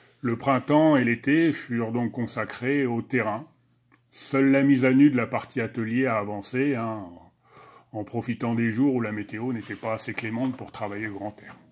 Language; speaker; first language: French; native; French